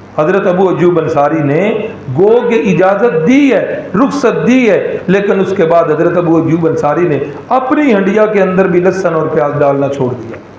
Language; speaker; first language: Urdu; non-native, local second language; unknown